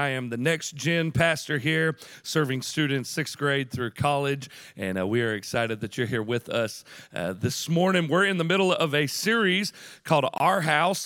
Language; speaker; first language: English; native; English